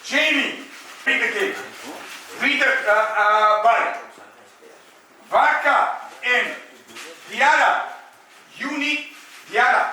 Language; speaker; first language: English; non-native, fluent; Indonesian